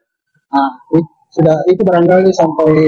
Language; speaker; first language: Indonesian; native; Indonesian